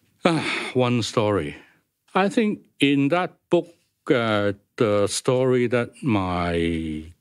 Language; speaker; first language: English; non-native, local second language; Cantonese